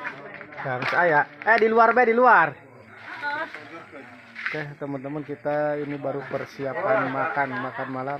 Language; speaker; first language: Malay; non-native, local second language; Sundanese